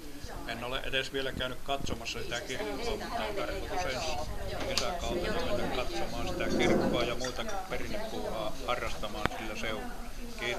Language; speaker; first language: Finnish; native; Finnish